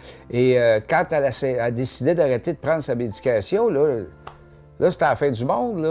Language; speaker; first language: French; native; French